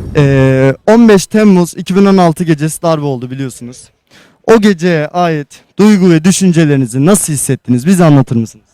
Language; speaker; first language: Turkish; native; Turkish